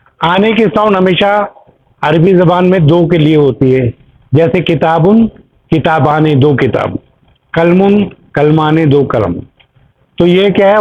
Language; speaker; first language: Urdu; native; Urdu